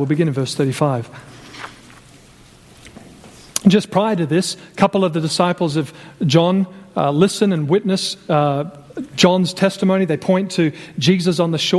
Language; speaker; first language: English; native; English